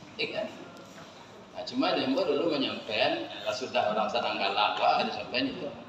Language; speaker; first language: Malay; non-native, local second language; Minangkabau